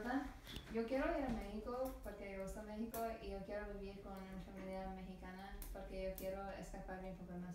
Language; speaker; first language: Spanish; non-native, learner; English